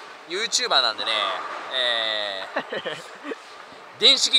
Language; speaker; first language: Japanese; native; Japanese